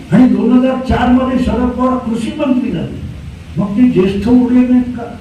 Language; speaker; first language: Marathi; native; Marathi